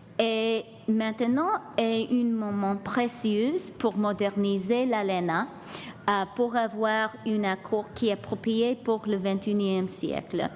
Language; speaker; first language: French; non-native, local second language; English